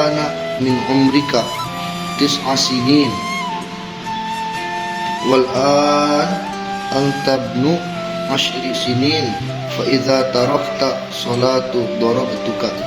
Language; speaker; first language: Arabic; non-native, learner; Indonesian